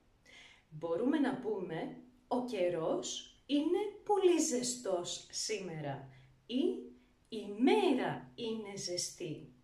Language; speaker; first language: Greek; native; Greek